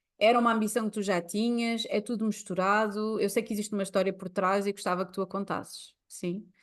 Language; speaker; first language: Portuguese; native; Portuguese